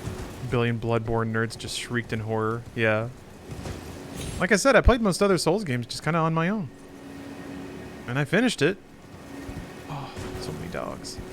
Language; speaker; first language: English; native; English